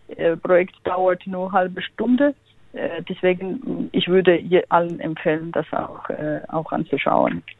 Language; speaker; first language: German; non-native, fluent; Georgian